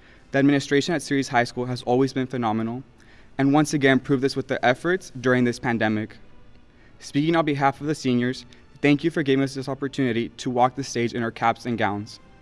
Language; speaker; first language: English; early bilingual, other home language; Spanish